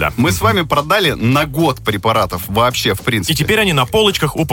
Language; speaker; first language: Russian; native; Russian